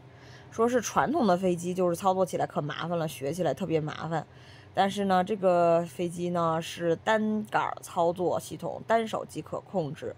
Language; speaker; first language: Chinese; native; Chinese